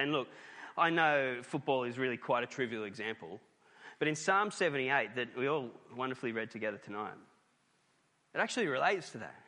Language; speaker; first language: English; native; English